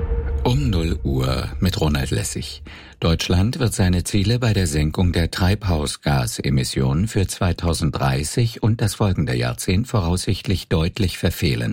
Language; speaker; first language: German; native; German